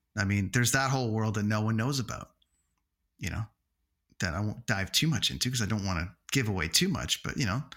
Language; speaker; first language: English; native; English